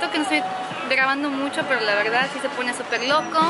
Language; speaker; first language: Spanish; early bilingual, heritage; Spanish